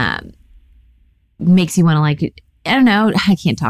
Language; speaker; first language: English; native; English